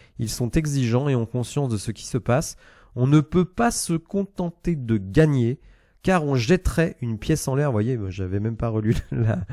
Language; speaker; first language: French; native; French